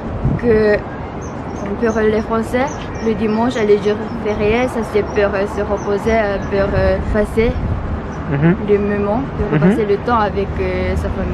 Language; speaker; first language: French; non-native, fluent; Japanese